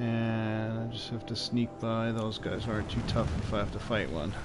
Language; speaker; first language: English; native; English